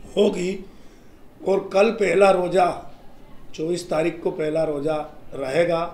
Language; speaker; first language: Hindi; native; Hindi